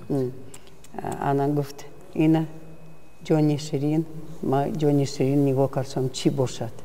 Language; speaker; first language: Tajik; non-native, fluent; Russian